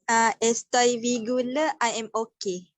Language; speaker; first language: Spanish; non-native, learner; Malay